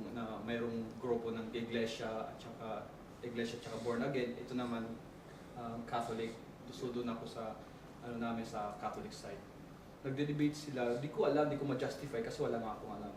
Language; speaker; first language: Filipino; non-native, local second language; Cebuano